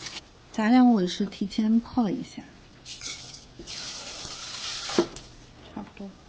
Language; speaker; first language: Chinese; native; Chinese